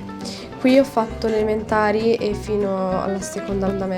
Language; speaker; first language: Italian; early bilingual, other home language; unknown